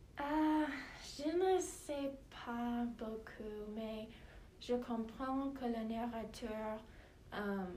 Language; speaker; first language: French; non-native, learner; English